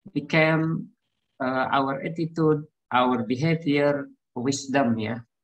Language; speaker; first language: English; non-native, learner; Indonesian